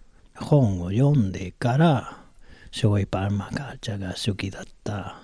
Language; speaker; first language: Japanese; non-native, learner; Spanish